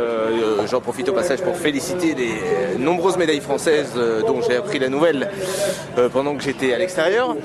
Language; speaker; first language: French; native; French